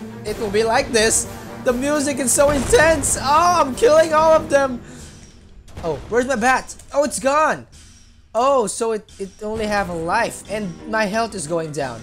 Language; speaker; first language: English; non-native, local second language; Filipino